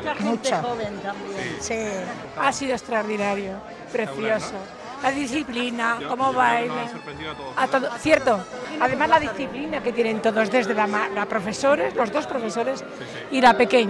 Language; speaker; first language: Spanish; native; Spanish